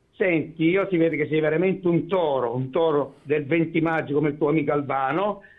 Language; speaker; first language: Italian; native; Italian